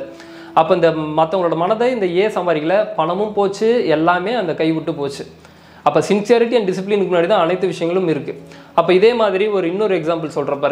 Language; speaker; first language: Tamil; native; Tamil